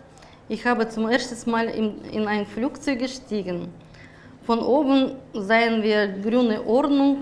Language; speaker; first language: German; non-native, fluent; Russian